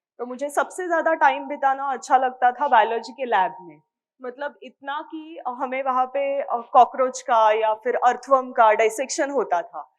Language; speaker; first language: Hindi; non-native, local second language; Marathi